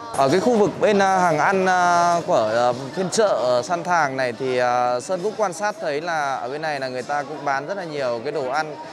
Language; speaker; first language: Vietnamese; native; Vietnamese